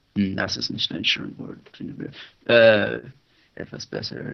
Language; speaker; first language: German; non-native, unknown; English